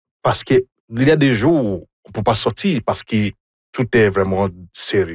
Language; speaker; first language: French; non-native, fluent; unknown